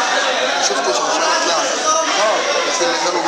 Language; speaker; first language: Arabic; native; Arabic